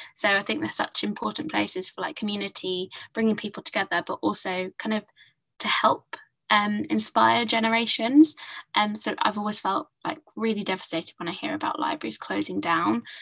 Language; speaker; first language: English; native; English